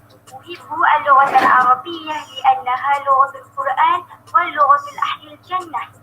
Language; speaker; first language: Arabic; non-native, learner; Malay